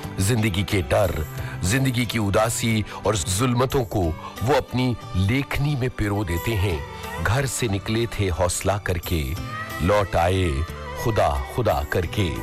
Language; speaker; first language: Hindi; native; Hindi